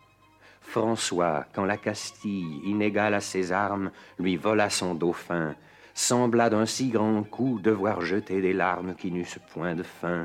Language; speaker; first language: French; native; French